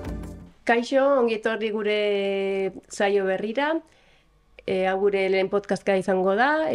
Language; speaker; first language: Basque; native; Basque